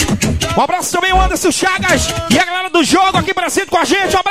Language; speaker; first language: Portuguese; native; Portuguese